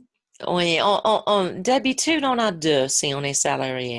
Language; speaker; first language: French; non-native, fluent; English